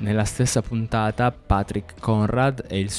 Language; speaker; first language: Italian; native; Italian